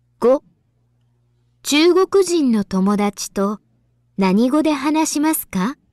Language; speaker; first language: Japanese; non-native, learner; Filipino